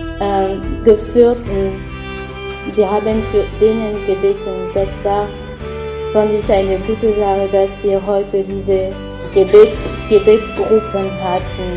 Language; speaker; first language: German; non-native, learner; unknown